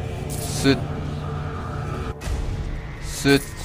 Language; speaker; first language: Japanese; native; Japanese